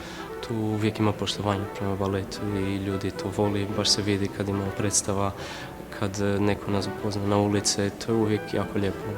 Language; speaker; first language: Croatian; non-native, learner; Portuguese